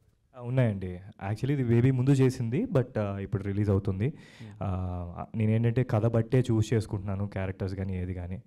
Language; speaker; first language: Telugu; native; Telugu